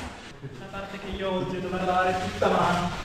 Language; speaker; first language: Italian; native; Italian